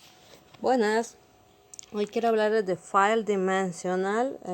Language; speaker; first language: Spanish; native; Spanish